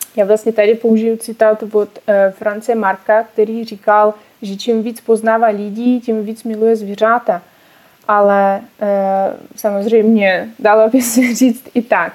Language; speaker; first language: Czech; non-native, fluent; Russian